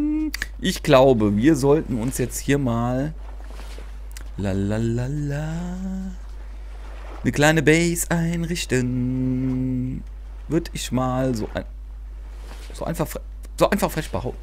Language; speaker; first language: German; native; German